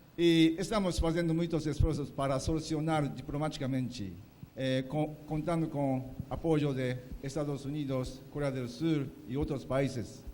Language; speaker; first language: Portuguese; non-native, fluent; Japanese